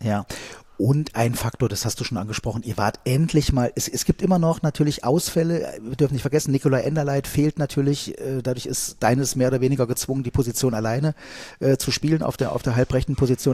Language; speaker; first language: German; native; German